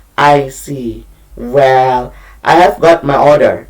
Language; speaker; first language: English; non-native, learner; Indonesian